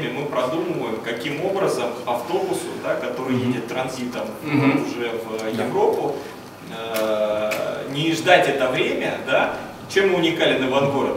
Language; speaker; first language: Russian; native; Russian